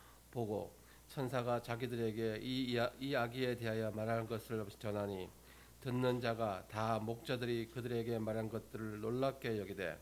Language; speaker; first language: Korean; native; Korean